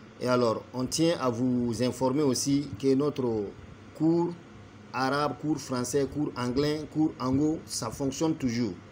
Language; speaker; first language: French; non-native, local second language; Bambara